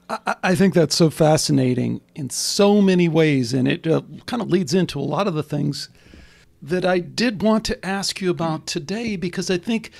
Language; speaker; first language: English; native; English